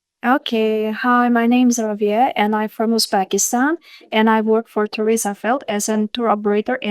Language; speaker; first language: English; non-native, fluent; Uzbek